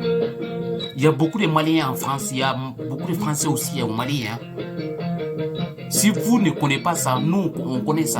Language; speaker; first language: French; non-native, local second language; Soninke